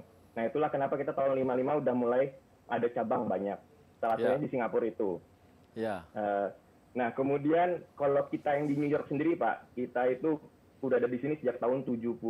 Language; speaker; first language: Indonesian; native; Indonesian